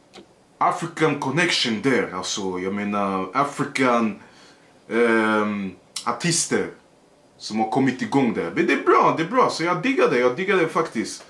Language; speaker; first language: Swedish; early bilingual, other home language; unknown